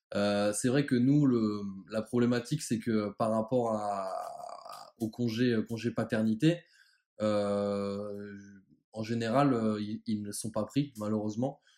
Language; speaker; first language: French; native; French